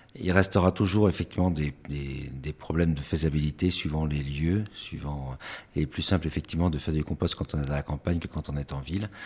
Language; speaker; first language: French; native; French